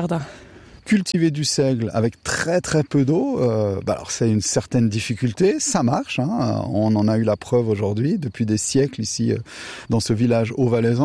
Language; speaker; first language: French; native; French